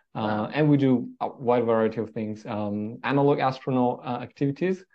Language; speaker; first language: English; non-native, fluent; Italian